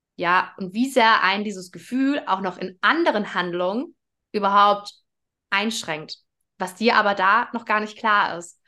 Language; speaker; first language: German; early bilingual, other home language; Russian